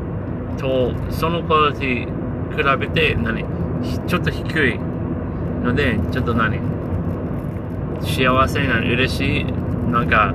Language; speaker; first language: Japanese; non-native, learner; English